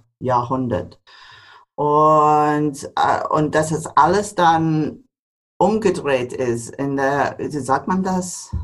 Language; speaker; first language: German; non-native, fluent; English